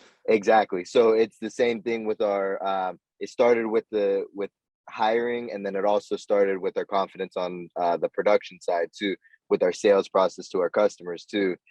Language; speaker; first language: English; native; English